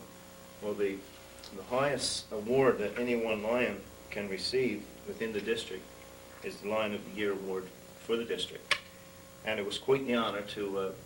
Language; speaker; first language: English; native; English